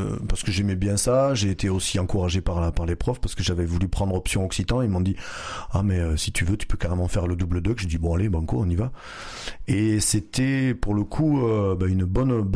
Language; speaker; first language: French; non-native, local second language; Dutch